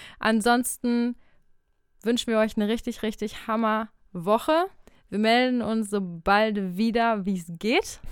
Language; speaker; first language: German; native; German